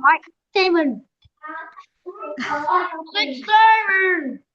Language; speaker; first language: English; non-native, learner; Vietnamese